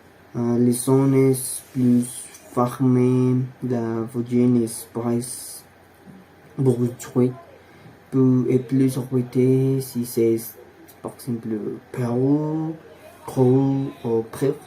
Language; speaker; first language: French; non-native, learner; Spanish